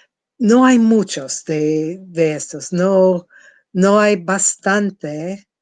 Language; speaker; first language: Spanish; non-native, fluent; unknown